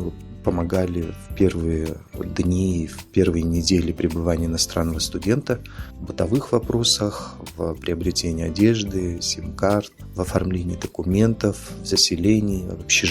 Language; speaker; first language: Russian; non-native, local second language; Yakut